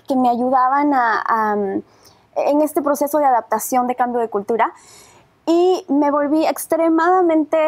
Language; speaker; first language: Spanish; native; Spanish